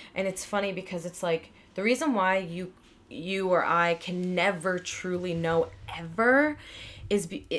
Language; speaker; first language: English; native; English